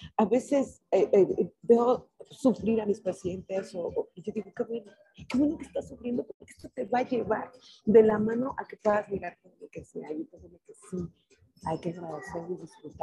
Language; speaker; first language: Spanish; native; Spanish